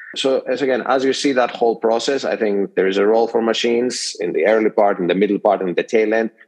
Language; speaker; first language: English; non-native, fluent; Greek